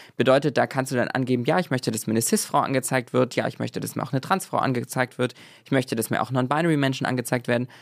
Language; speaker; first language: German; native; German